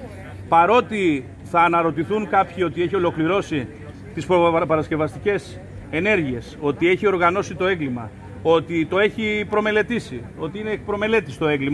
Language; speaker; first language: Greek; native; Greek